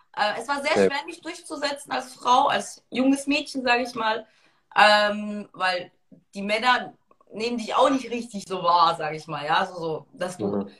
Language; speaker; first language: German; early bilingual, other home language; Russian